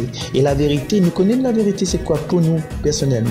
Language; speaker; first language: French; non-native, learner; Réunion Creole French